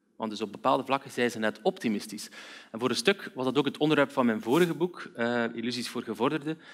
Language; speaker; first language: Dutch; native; Dutch